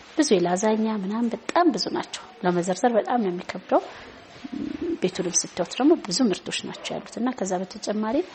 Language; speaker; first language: Amharic; native; Amharic